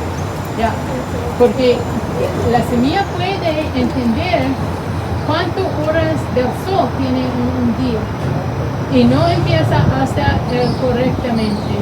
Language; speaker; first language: Spanish; non-native, learner; English